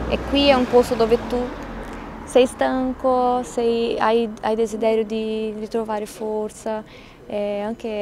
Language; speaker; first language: Italian; non-native, fluent; Portuguese